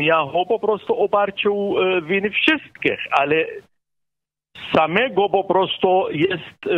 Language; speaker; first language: Polish; non-native, fluent; Arabic